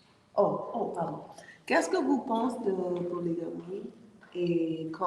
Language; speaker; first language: French; non-native, learner; English